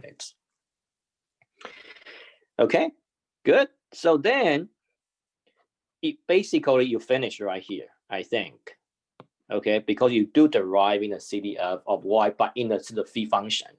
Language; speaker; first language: English; non-native, fluent; Chinese